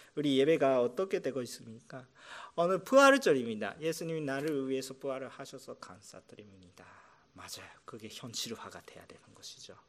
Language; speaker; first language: Korean; non-native, fluent; Japanese